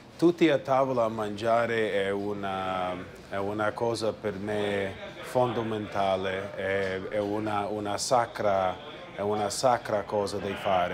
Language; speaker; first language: Italian; early bilingual, heritage; Italian